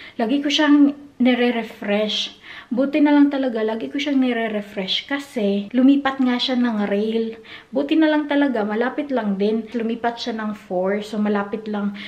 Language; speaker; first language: Filipino; non-native, local second language; Cebuano